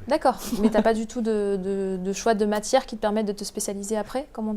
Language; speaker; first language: French; native; French